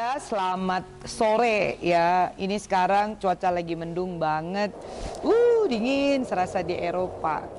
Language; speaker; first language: Indonesian; native; Indonesian